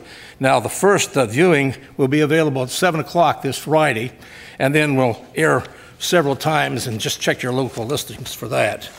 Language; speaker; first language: English; native; English